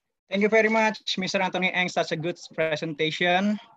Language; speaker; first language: English; non-native, fluent; Indonesian